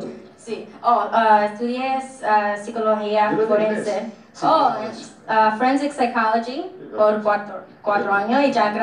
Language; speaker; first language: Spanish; early bilingual, heritage; English